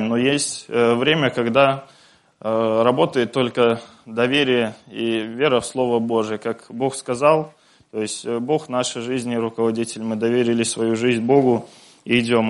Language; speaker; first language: Russian; native; Russian